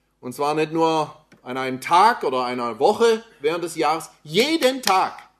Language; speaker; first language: German; native; German